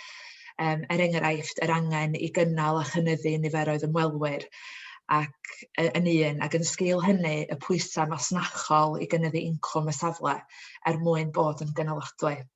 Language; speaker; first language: Welsh; native; Welsh